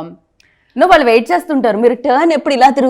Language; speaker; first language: Telugu; native; Telugu